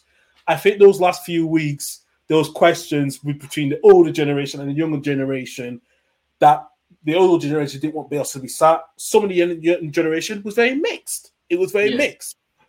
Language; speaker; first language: English; native; English